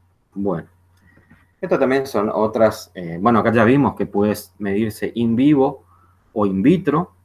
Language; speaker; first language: Spanish; native; Spanish